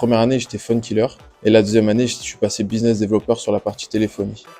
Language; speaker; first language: French; native; French